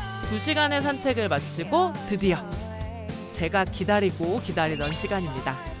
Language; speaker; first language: Korean; native; Korean